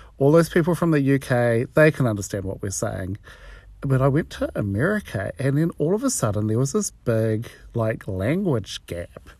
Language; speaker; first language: English; native; English